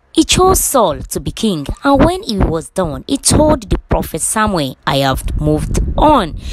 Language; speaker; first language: Nigerian Pidgin; non-native, local second language; Yoruba